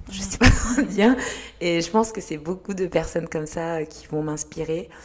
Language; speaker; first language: French; early bilingual, other home language; Kinyarwanda